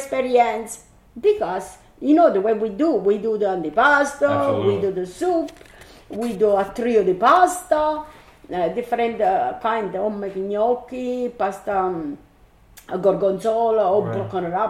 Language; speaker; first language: English; non-native, learner; Italian